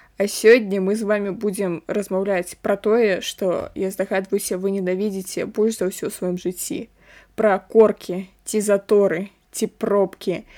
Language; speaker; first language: Belarusian; non-native, local second language; Russian